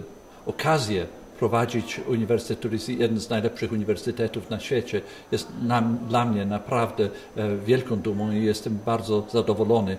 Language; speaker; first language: Polish; early bilingual, heritage; Polish